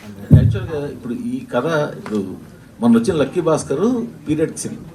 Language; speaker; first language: Telugu; native; Telugu